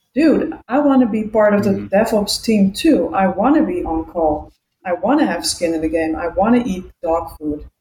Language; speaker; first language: English; non-native, fluent; Dutch